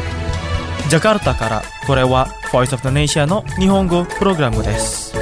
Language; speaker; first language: Japanese; non-native, fluent; Indonesian